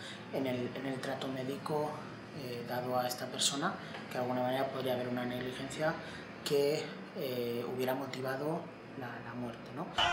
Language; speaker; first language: Spanish; native; Spanish